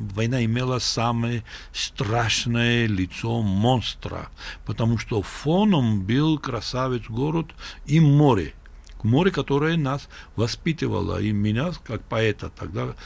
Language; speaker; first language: Russian; non-native, local second language; Georgian